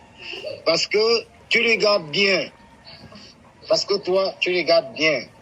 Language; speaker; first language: French; non-native, learner; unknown